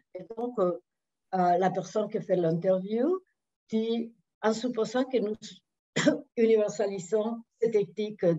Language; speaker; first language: French; non-native, fluent; Spanish